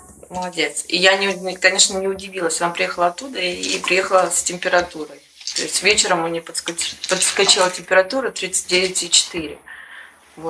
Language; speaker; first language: Russian; native; Russian